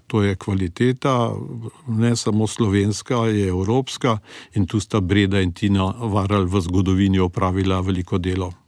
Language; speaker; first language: Slovenian; native; Slovenian